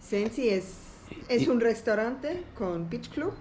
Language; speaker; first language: Spanish; non-native, learner; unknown